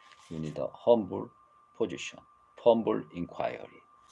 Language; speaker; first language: English; non-native, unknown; Korean